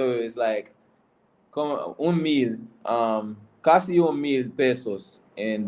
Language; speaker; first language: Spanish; non-native, learner; English